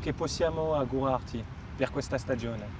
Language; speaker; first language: Italian; non-native, fluent; French